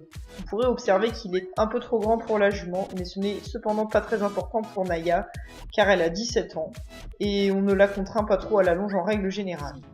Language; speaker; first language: French; native; French